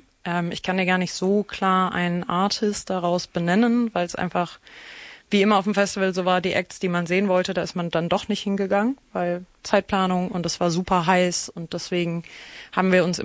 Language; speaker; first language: German; native; German